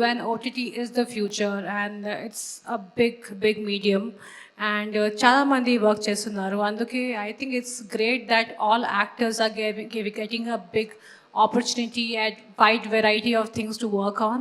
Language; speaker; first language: Telugu; non-native, fluent; Hindi